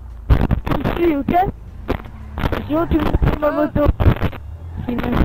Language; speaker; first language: French; native; French